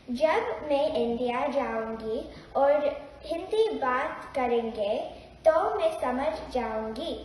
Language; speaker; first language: Hindi; early bilingual, heritage; Hindi